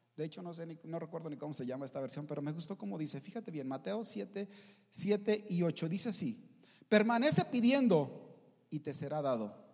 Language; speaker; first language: Spanish; native; Spanish